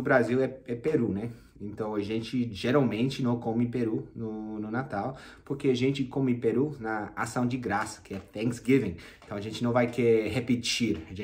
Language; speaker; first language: Portuguese; non-native, fluent; English